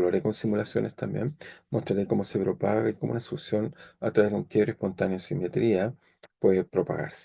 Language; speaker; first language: Spanish; native; Spanish